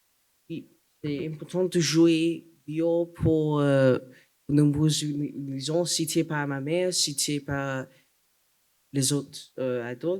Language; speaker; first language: French; non-native, local second language; English